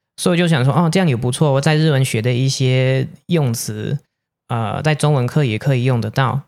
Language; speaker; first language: Chinese; non-native, fluent; English